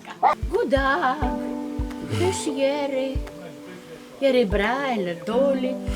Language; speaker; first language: Swedish; early bilingual, heritage; Swedish